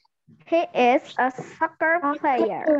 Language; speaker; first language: English; non-native, learner; Indonesian